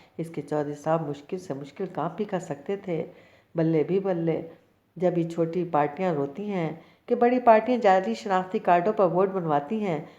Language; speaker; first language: Urdu; native; Urdu